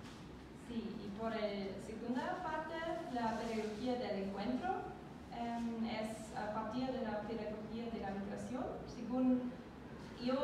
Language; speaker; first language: Spanish; non-native, learner; German